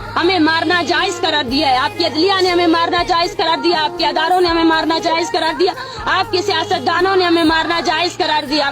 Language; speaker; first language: Urdu; non-native, local second language; Baluchi